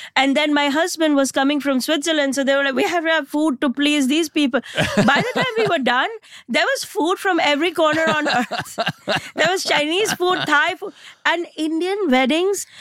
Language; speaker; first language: English; non-native, local second language; Gujarati